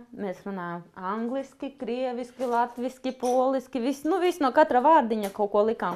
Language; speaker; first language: Latvian; native; Latvian